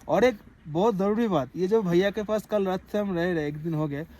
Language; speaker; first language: Hindi; non-native, local second language; Bangla